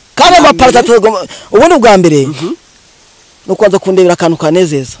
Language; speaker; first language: Kinyarwanda; native; Kinyarwanda